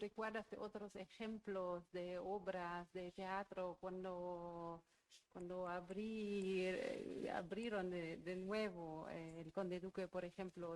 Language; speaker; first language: Spanish; non-native, fluent; German